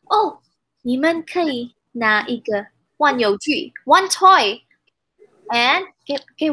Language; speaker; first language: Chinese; non-native, learner; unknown